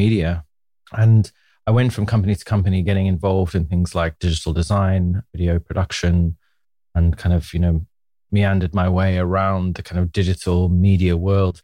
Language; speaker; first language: English; native; English